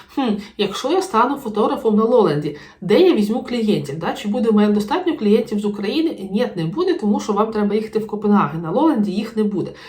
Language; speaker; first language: Ukrainian; native; Ukrainian